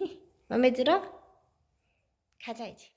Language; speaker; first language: Korean; native; Korean